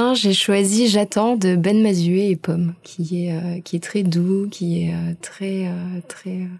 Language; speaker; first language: French; native; French